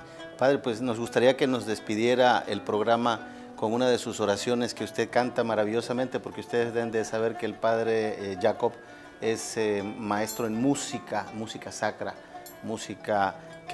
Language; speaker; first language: Spanish; native; Spanish